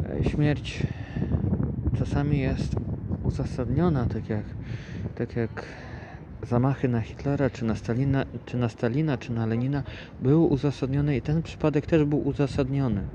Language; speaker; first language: Polish; native; Polish